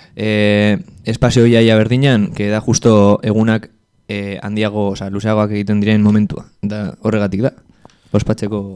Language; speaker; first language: Basque; non-native, local second language; Spanish